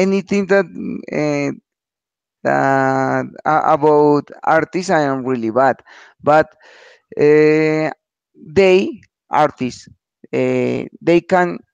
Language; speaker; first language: English; non-native, learner; Spanish